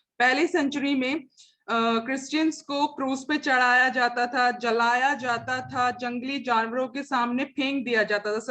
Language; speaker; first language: Hindi; non-native, local second language; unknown